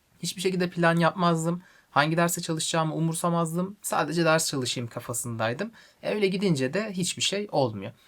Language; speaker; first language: Turkish; native; Turkish